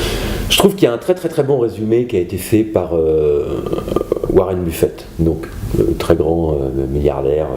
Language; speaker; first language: French; native; French